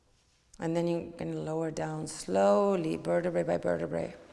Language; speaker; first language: English; non-native, fluent; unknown